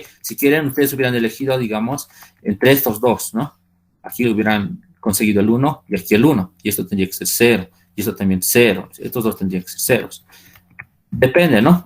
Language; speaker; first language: Spanish; native; Spanish